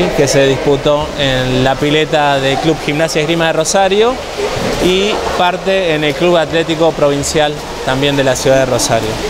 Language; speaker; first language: Spanish; native; Spanish